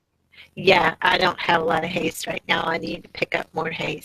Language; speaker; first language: English; native; English